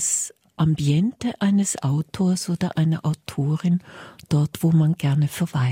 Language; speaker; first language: German; native; German